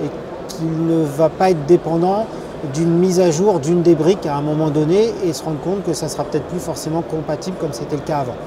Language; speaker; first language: French; native; French